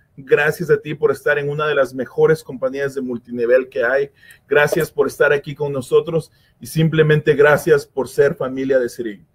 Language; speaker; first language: Spanish; native; Spanish